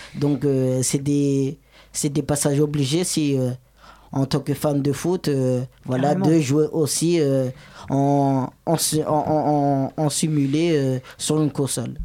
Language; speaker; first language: French; native; French